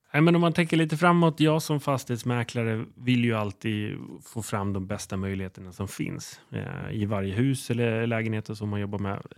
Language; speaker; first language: Swedish; native; Swedish